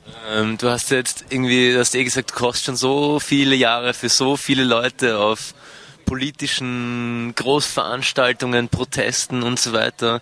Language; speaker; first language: German; native; German